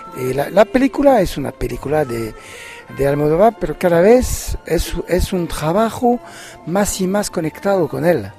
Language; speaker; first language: Spanish; non-native, fluent; French